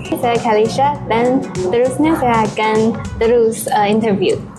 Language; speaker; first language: Malay; non-native, learner; Chinese